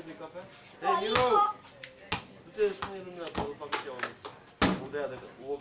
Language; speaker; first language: Romanian; early bilingual, heritage; Romanian